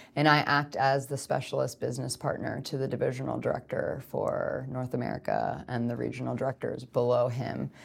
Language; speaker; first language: English; native; English